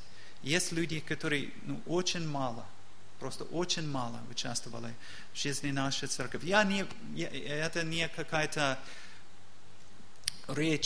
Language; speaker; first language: Russian; non-native, learner; English